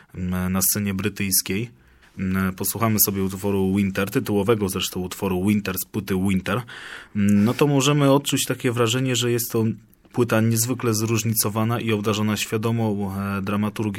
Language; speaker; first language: Polish; native; Polish